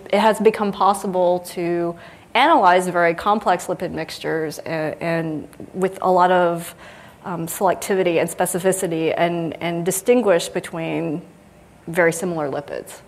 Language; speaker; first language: English; native; English